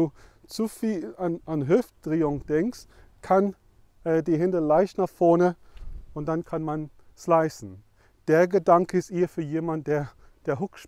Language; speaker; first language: German; non-native, fluent; English